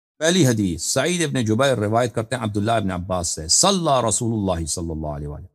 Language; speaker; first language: Urdu; non-native, fluent; Persian